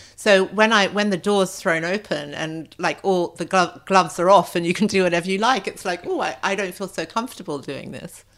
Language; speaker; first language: English; native; English